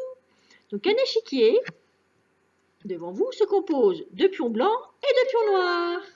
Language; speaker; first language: French; native; French